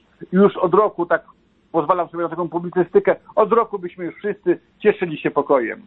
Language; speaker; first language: Polish; native; Polish